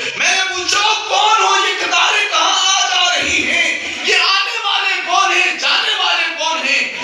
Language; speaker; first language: Urdu; non-native, local second language; Punjabi